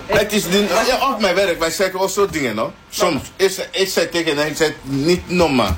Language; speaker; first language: Dutch; non-native, learner; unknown